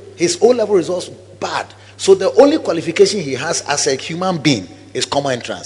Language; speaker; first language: English; non-native, local second language; Akan